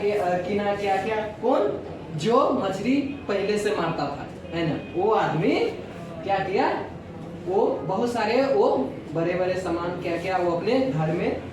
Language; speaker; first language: Hindi; non-native, local second language; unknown